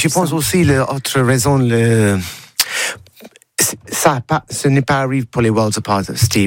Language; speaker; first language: French; non-native, learner; English